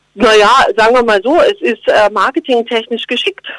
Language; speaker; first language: German; native; German